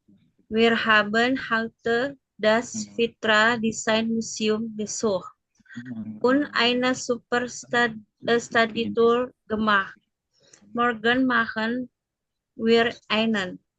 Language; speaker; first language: German; non-native, learner; Indonesian